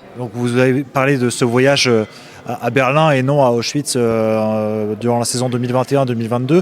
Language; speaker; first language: French; native; French